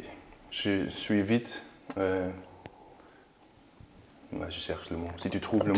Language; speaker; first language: French; non-native, learner; Dutch